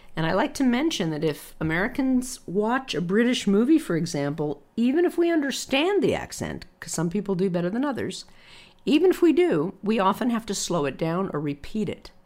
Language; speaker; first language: English; native; English